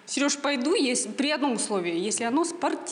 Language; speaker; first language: Russian; native; Russian